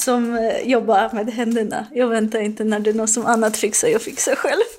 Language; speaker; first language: Swedish; non-native, learner; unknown